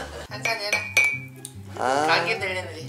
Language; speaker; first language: Korean; native; Korean